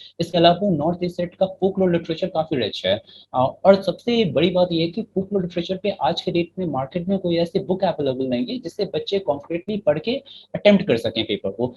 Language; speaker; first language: Hindi; native; Hindi